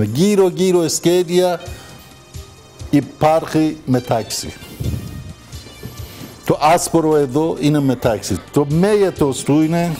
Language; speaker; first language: Greek; non-native, learner; Persian